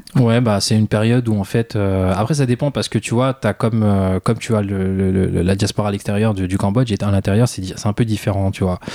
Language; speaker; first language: French; early bilingual, other home language; Khmer